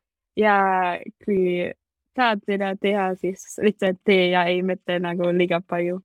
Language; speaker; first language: Estonian; non-native, learner; German